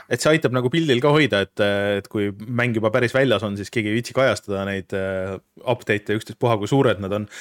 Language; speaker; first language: Estonian; native; Estonian